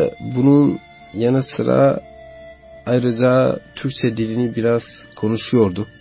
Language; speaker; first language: Turkish; non-native, fluent; Albanian